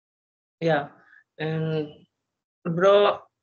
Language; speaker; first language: English; non-native, learner; Hindi